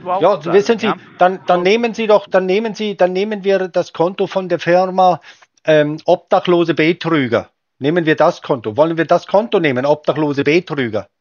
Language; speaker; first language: German; native; German